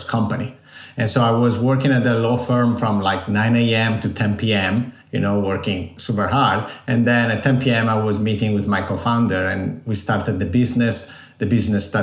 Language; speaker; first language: English; non-native, fluent; Italian